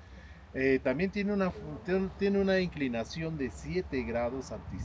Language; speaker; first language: Spanish; native; Spanish